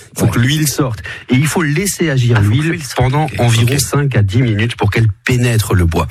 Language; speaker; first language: French; native; French